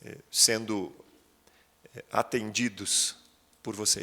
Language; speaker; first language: Portuguese; native; Portuguese